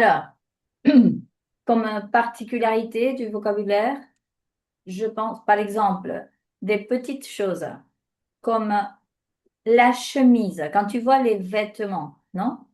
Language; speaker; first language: French; non-native, fluent; Spanish